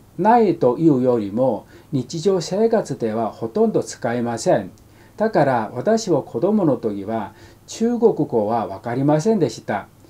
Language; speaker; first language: Japanese; non-native, fluent; Korean